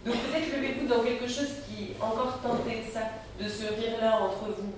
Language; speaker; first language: French; native; French